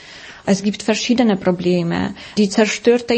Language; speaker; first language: German; non-native, fluent; Polish